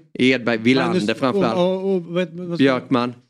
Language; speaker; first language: Swedish; native; Swedish